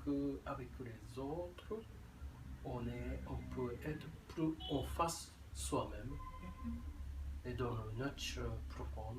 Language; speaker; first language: French; non-native, fluent; Japanese